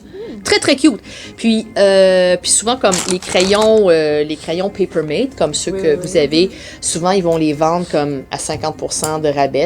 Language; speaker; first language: French; native; French